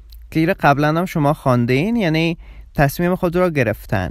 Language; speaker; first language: Persian; native; Persian